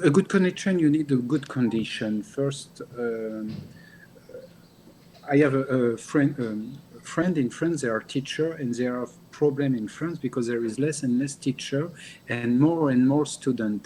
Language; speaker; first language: English; non-native, learner; French